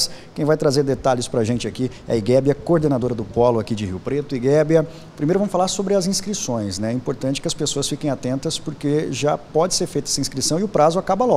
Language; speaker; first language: Portuguese; native; Portuguese